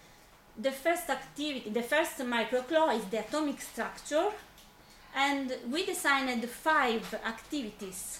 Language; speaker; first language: English; non-native, fluent; Italian